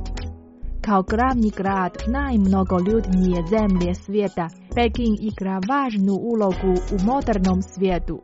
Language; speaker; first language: Croatian; native; Croatian